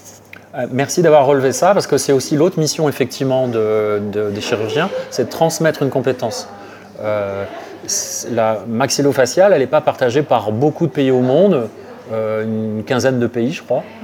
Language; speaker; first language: French; native; French